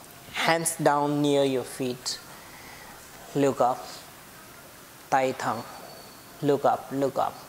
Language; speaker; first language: English; non-native, local second language; Hindi